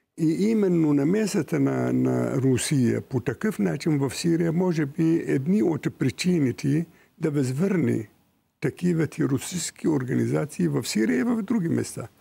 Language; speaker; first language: Bulgarian; non-native, fluent; Arabic